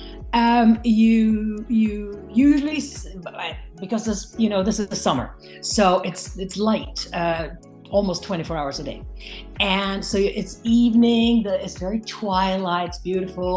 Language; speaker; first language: English; non-native, fluent; Norwegian